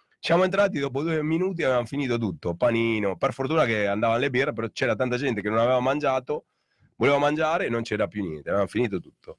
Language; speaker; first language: Italian; native; Italian